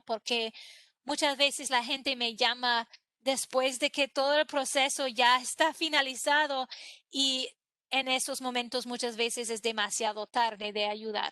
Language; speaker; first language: Spanish; non-native, fluent; English